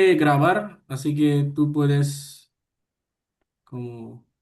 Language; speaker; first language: Spanish; non-native, learner; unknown